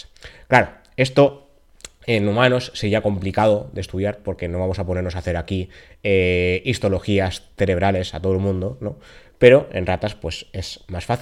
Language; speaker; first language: Spanish; native; Spanish